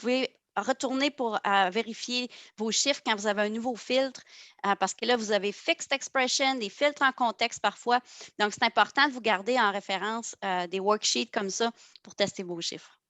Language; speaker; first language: French; native; French